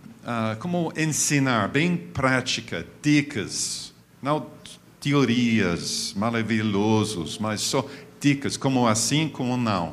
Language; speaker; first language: Portuguese; non-native, fluent; English